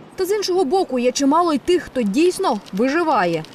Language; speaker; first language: Ukrainian; native; Ukrainian